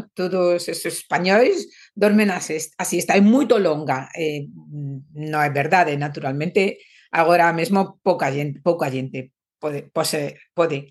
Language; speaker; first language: Portuguese; non-native, fluent; Spanish